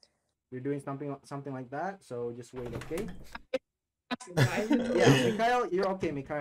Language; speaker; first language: English; non-native, fluent; Indonesian